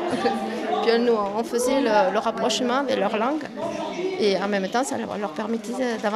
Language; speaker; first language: French; native; French